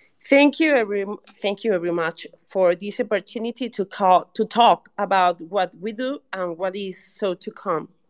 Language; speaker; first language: English; non-native, learner; Spanish